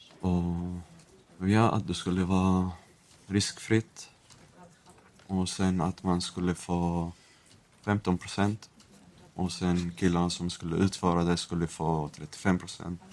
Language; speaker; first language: Swedish; non-native, fluent; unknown